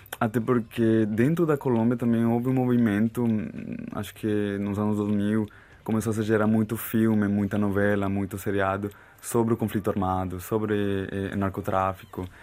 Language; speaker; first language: Portuguese; non-native, fluent; Spanish